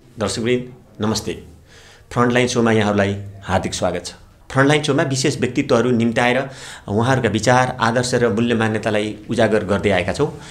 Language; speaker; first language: Nepali; native; Nepali